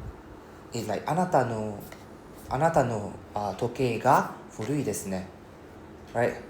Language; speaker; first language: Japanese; non-native, fluent; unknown